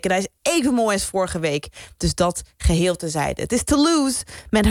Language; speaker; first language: Dutch; native; Dutch